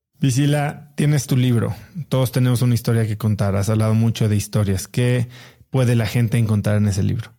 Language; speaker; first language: Spanish; native; Spanish